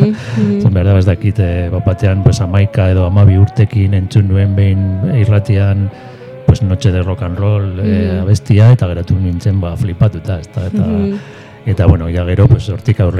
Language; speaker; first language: Basque; non-native, local second language; Spanish